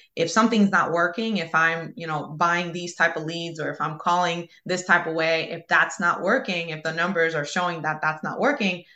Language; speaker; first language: English; early bilingual, other home language; Spanish